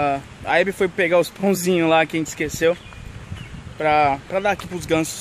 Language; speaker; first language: Portuguese; native; Portuguese